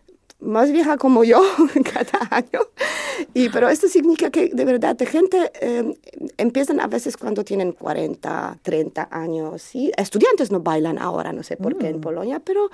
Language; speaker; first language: Spanish; non-native, learner; Polish